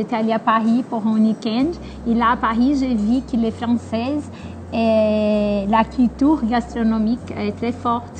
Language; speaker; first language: French; non-native, fluent; Portuguese